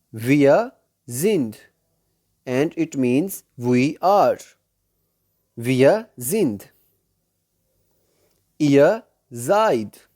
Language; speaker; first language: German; non-native, learner; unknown